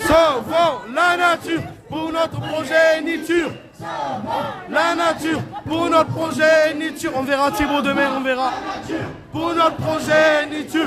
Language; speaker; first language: French; native; French